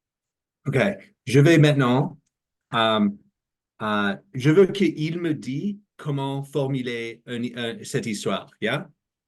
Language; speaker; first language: French; non-native, learner; English